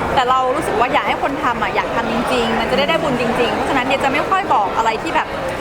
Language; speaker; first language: Thai; native; Thai